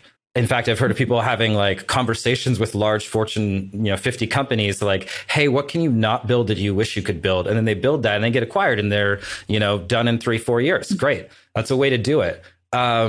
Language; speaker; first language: English; native; English